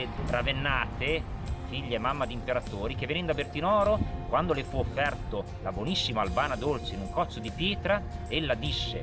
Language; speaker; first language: Italian; native; Italian